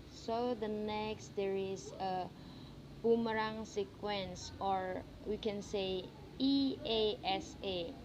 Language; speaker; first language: English; non-native, learner; Indonesian